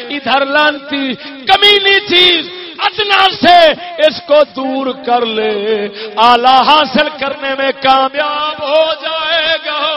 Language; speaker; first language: Urdu; non-native, local second language; Punjabi